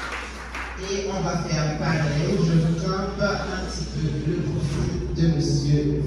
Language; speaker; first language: French; non-native, local second language; Haitian Creole